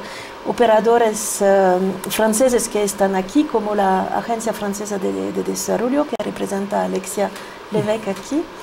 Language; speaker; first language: Spanish; non-native, fluent; French